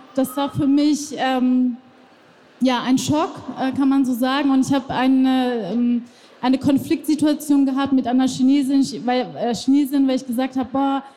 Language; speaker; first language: German; non-native, fluent; Persian